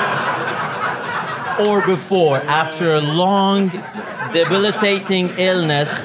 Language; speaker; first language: English; non-native, fluent; Italian